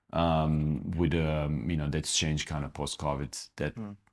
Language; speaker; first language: English; non-native, fluent; Croatian